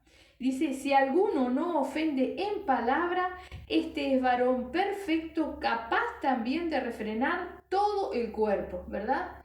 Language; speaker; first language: Spanish; native; Spanish